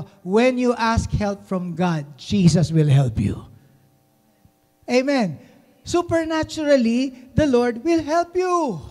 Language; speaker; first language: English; non-native, local second language; Filipino